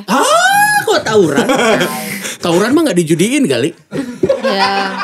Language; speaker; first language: Indonesian; native; Indonesian